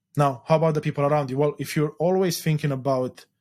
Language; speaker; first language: English; non-native, fluent; Romanian